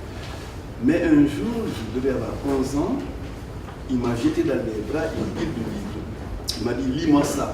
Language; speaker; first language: French; non-native, local second language; Fula